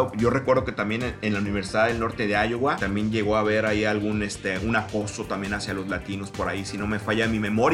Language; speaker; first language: Spanish; native; Spanish